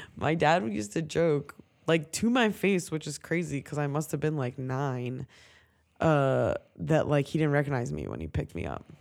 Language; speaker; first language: English; native; English